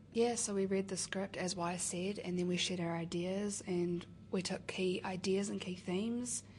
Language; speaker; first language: English; native; English